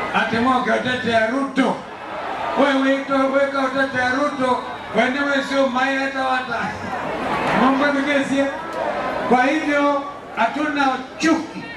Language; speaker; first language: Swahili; non-native, local second language; Kamba